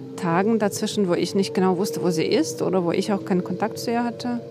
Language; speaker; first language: German; non-native, fluent; Russian